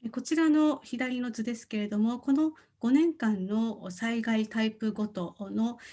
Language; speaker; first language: Japanese; non-native, fluent; Korean